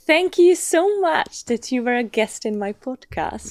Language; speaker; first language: English; non-native, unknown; Czech